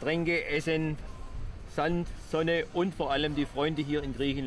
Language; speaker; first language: German; native; German